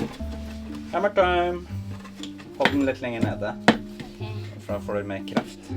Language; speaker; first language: Norwegian; native; Norwegian